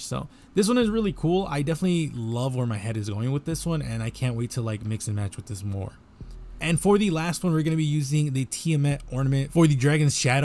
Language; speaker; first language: English; native; English